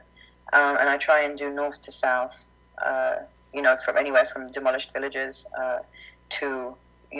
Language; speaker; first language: English; native; English